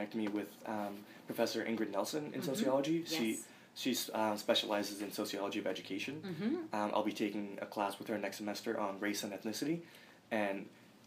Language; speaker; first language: English; native; English